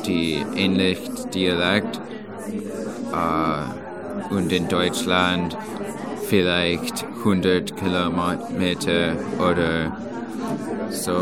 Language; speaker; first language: German; non-native, learner; English